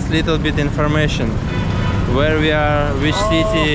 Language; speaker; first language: English; non-native, learner; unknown